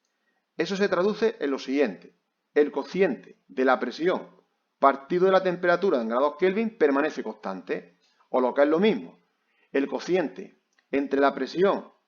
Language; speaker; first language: Spanish; native; Spanish